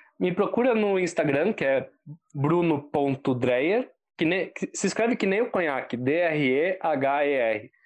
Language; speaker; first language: Portuguese; native; Portuguese